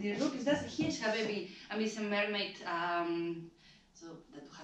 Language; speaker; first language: German; non-native, learner; Spanish